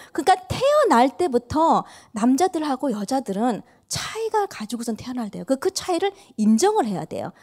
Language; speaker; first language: Korean; early bilingual, heritage; Korean